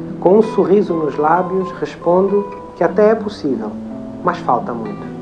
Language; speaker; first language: Portuguese; native; Portuguese